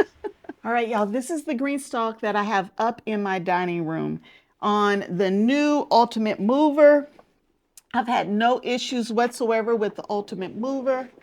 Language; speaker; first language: English; native; English